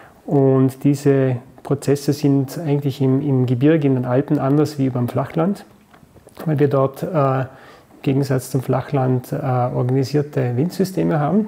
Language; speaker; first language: German; native; German